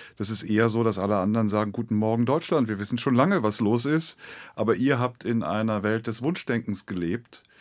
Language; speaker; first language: German; native; German